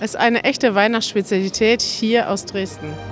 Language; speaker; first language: German; native; German